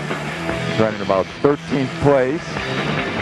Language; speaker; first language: English; native; English